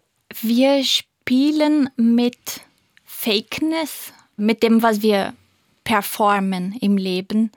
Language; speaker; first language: German; non-native, fluent; Portuguese